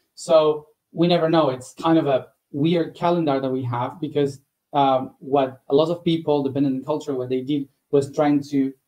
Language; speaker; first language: English; non-native, fluent; Spanish